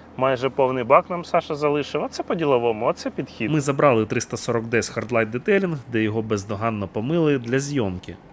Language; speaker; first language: Ukrainian; non-native, local second language; Russian